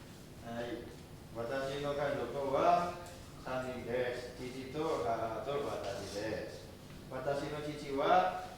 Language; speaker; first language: Japanese; non-native, learner; Indonesian